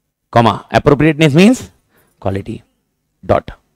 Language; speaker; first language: English; non-native, local second language; Hindi